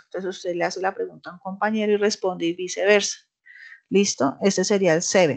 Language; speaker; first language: Spanish; native; Spanish